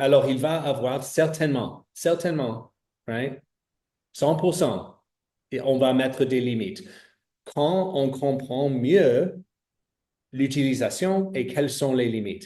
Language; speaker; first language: French; non-native, fluent; English